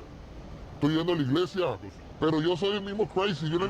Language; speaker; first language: Spanish; native; Spanish